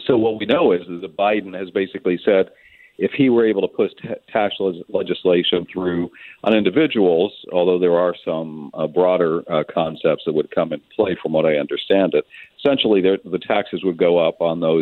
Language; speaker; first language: English; native; English